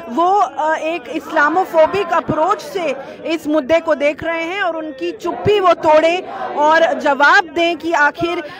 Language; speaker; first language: Hindi; native; Hindi